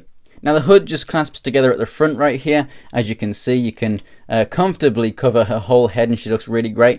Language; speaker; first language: English; native; English